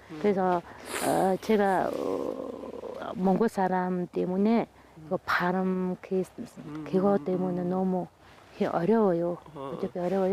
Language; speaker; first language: Korean; non-native, learner; Mongolian